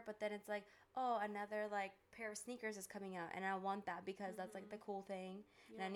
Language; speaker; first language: English; early bilingual, other home language; Greek